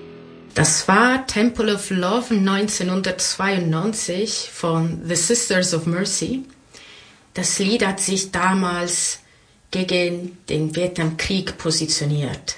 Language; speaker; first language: German; non-native, fluent; Italian